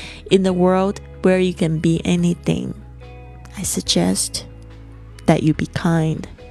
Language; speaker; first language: English; non-native, fluent; Chinese